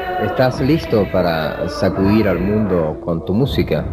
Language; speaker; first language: Spanish; native; Spanish